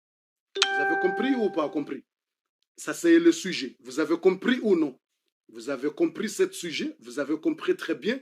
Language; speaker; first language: French; non-native, learner; Comorian